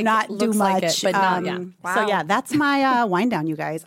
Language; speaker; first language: English; native; English